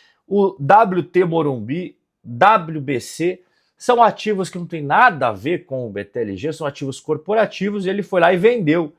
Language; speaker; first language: Portuguese; native; Portuguese